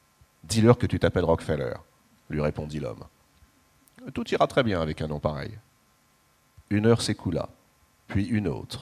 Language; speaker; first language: French; native; French